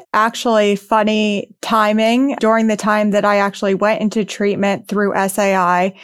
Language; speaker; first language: English; native; English